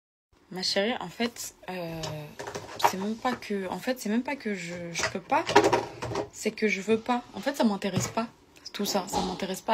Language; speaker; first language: French; native; French